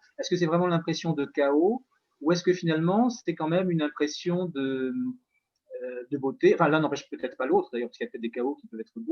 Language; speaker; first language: French; native; French